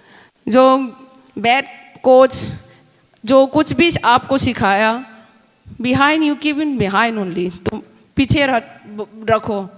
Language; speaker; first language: Hindi; non-native, local second language; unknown